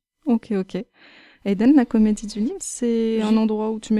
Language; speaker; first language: French; native; French